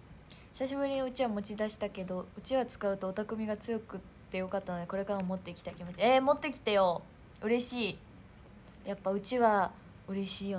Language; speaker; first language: Japanese; native; Japanese